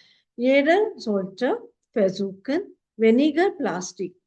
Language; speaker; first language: German; non-native, fluent; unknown